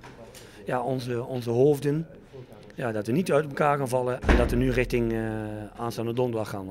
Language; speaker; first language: Dutch; native; Dutch